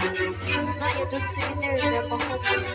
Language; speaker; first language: French; native; French